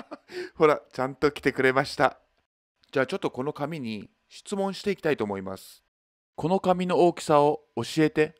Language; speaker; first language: Japanese; native; Japanese